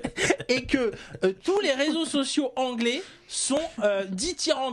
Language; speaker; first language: French; native; French